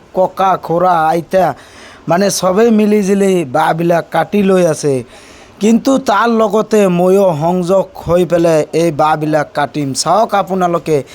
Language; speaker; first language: Assamese; non-native, local second language; Bangla